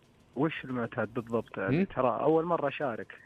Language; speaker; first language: Arabic; native; Arabic